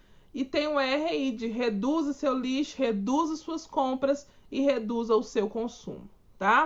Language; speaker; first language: Portuguese; native; Portuguese